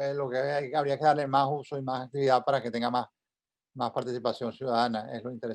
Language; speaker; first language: Spanish; native; Spanish